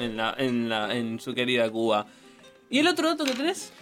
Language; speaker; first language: Spanish; native; Spanish